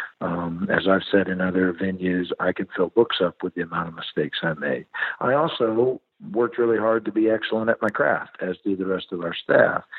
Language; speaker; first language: English; native; English